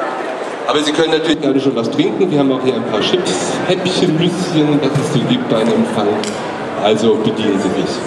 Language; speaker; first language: German; native; German